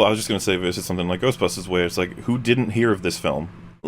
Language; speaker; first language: English; native; English